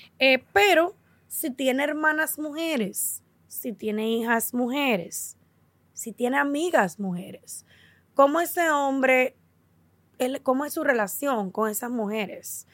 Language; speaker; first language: Spanish; early bilingual, heritage; Spanish